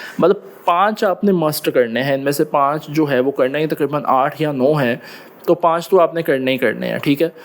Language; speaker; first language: Urdu; non-native, local second language; Punjabi